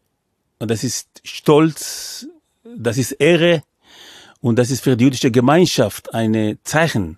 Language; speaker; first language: German; non-native, fluent; Hebrew